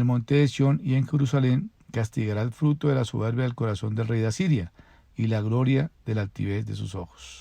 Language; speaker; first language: Spanish; native; Spanish